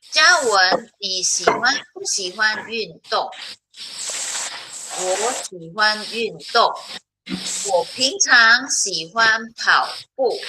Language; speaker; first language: Chinese; non-native, fluent; Filipino